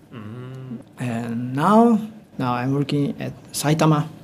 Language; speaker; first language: English; non-native, learner; Indonesian